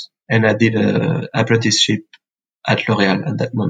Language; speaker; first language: English; non-native, fluent; French